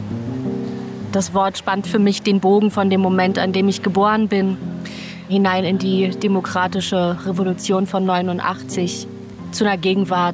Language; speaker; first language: German; native; German